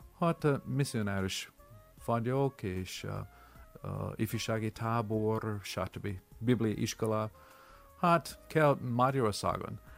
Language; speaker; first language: Hungarian; non-native, learner; English